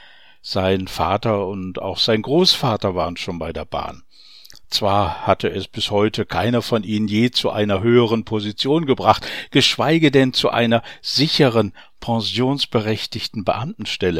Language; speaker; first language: German; native; German